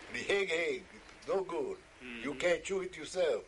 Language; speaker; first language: English; early bilingual, other home language; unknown